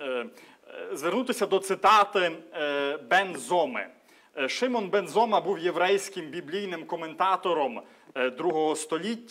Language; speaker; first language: Ukrainian; native; Ukrainian